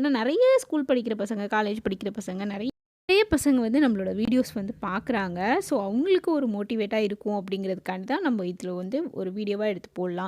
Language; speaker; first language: Tamil; native; Tamil